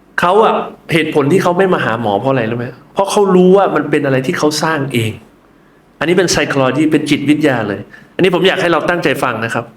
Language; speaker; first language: Thai; native; Thai